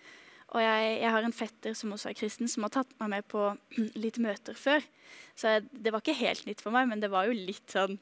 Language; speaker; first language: Norwegian; native; Norwegian